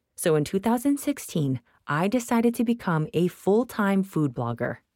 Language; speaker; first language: English; non-native, local second language; Tamil